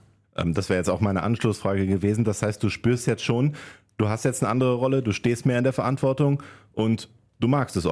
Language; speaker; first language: German; native; German